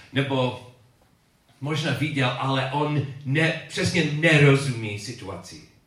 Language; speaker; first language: Czech; non-native, learner; English